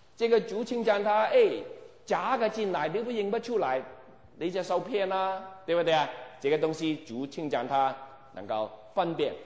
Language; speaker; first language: Chinese; non-native, local second language; Cantonese